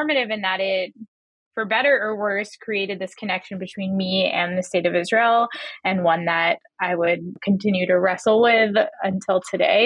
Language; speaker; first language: English; native; English